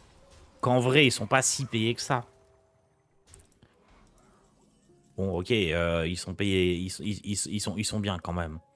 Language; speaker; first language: French; native; French